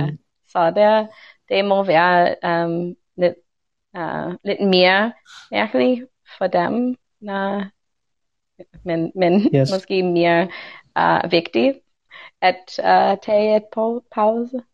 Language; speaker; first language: Norwegian; non-native, learner; English